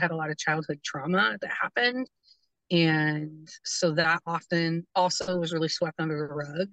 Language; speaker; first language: English; native; English